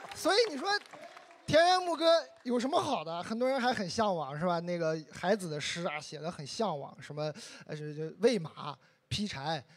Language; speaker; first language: Chinese; native; Chinese